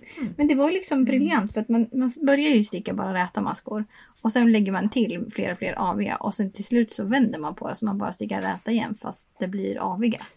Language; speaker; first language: Swedish; native; Swedish